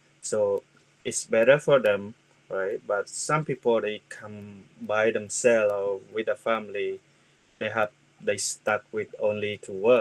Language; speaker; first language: English; non-native, learner; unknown